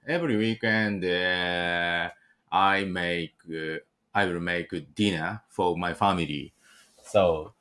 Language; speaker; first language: English; non-native, learner; Japanese